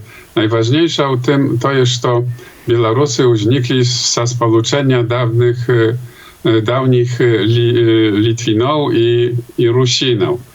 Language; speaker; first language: Polish; non-native, local second language; Belarusian